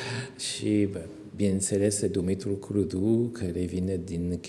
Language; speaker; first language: Romanian; non-native, fluent; French